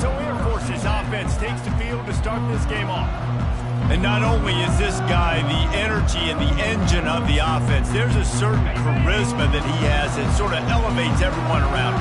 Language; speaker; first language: English; native; English